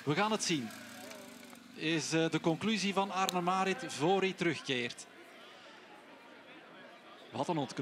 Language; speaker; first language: Dutch; native; Dutch